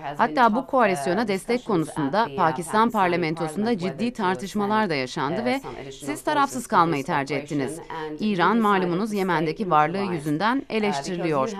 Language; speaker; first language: Turkish; native; Turkish